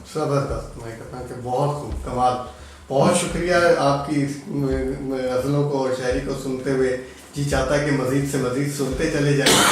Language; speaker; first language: Urdu; native; Urdu